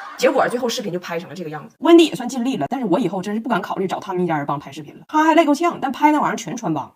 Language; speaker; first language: Chinese; native; Chinese